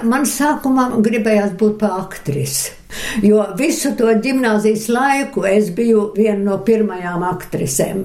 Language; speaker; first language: Latvian; early bilingual, other home language; Russian